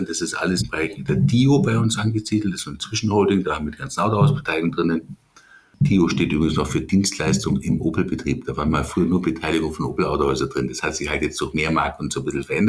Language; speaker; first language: German; native; German